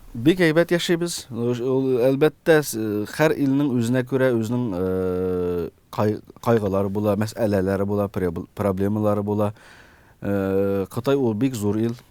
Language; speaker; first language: Tatar; early bilingual, heritage; Tatar